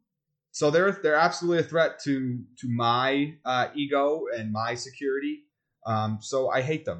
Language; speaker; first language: English; native; English